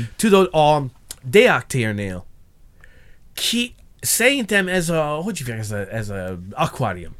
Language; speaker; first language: Hungarian; non-native, learner; English